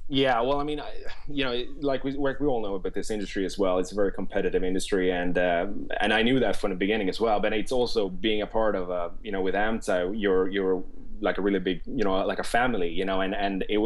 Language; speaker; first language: English; non-native, fluent; Swedish